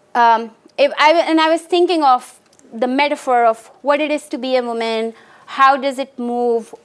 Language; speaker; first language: English; non-native, local second language; Hindi